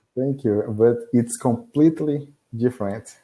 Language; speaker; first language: English; non-native, learner; Portuguese